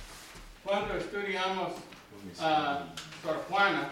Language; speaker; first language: Spanish; non-native, learner; English